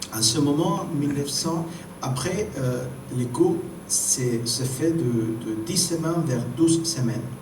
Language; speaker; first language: French; non-native, fluent; Spanish